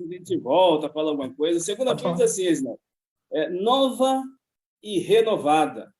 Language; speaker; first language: Portuguese; native; Portuguese